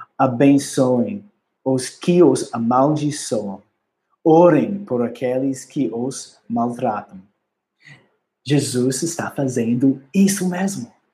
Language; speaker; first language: Portuguese; non-native, learner; English